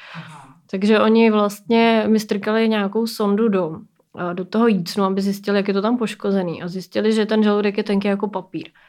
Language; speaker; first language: Czech; native; Czech